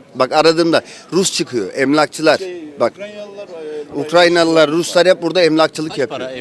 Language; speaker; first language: Turkish; native; Turkish